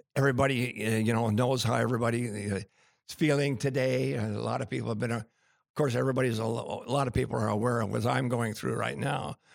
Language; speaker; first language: English; native; English